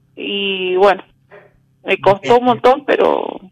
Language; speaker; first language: Spanish; native; Spanish